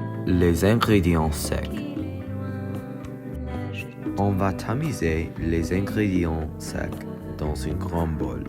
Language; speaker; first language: French; non-native, learner; English